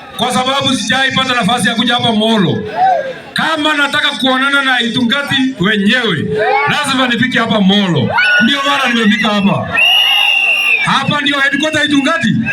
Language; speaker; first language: Swahili; non-native, local second language; Kikuyu